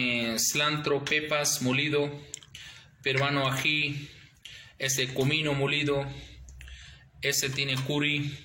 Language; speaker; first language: Spanish; non-native, learner; Urdu